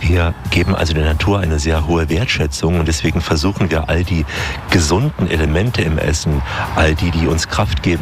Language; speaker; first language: German; native; German